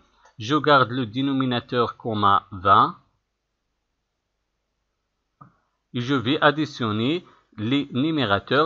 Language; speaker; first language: French; non-native, local second language; Arabic